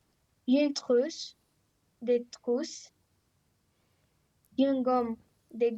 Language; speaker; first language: French; non-native, learner; Romanian